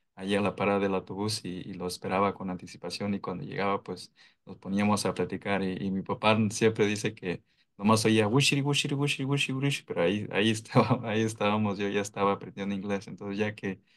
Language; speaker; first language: Spanish; early bilingual, heritage; Spanish